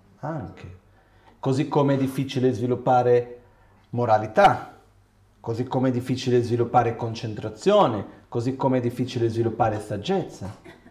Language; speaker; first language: Italian; non-native, fluent; Portuguese